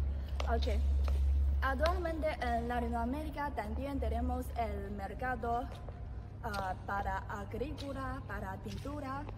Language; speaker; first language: Spanish; non-native, learner; Chinese